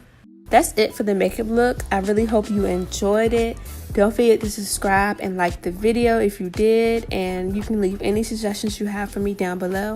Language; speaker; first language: English; native; English